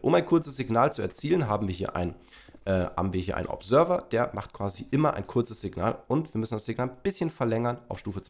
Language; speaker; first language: German; native; German